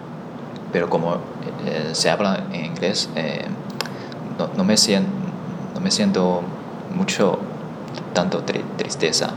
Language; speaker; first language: Spanish; non-native, learner; Chinese